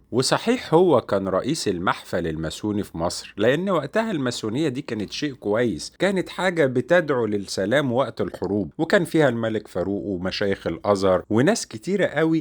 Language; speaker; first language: Arabic; native; Arabic